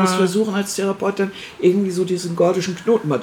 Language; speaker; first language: German; native; German